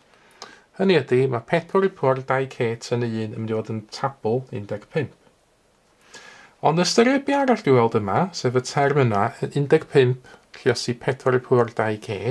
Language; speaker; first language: Welsh; native; Welsh